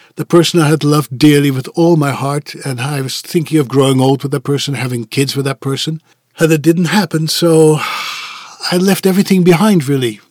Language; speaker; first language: English; non-native, fluent; Dutch